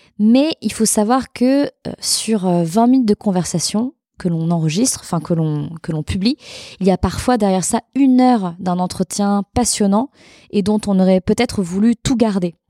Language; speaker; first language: French; native; French